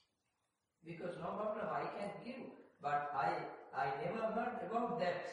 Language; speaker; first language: English; non-native, learner; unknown